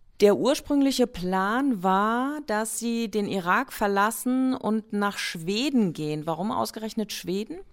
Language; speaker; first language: German; native; German